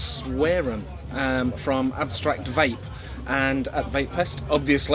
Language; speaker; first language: English; native; English